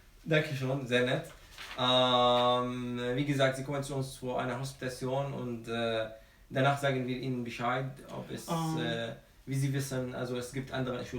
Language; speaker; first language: German; non-native, fluent; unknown